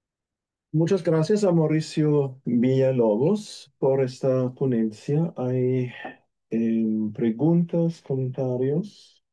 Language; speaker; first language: Spanish; non-native, fluent; German